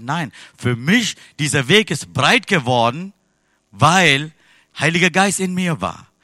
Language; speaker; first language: German; non-native, fluent; Tamil